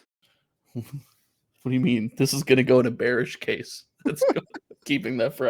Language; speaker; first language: English; native; English